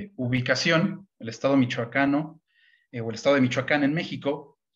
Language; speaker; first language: Spanish; native; Spanish